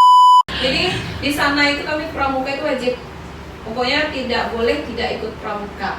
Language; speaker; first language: Indonesian; non-native, local second language; Minangkabau